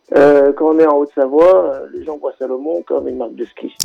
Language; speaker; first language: French; native; French